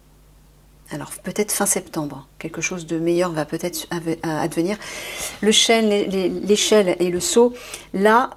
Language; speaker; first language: French; native; French